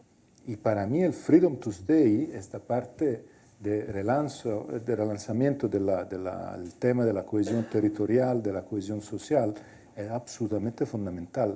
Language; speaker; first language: Spanish; non-native, fluent; Italian